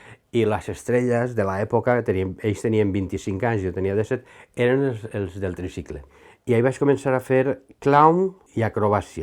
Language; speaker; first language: Catalan; native; Catalan